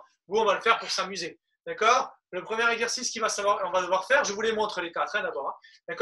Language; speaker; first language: French; native; French